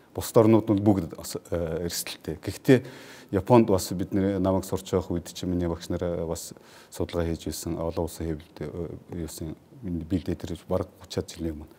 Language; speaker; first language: Mongolian; native; Mongolian